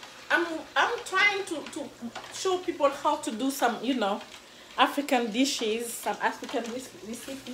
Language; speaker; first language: English; non-native, learner; Wolof